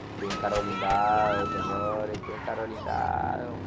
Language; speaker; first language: Spanish; native; Spanish